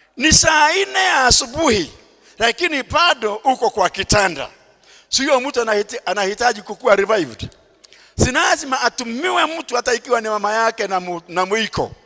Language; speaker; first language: Swahili; non-native, local second language; Kikuyu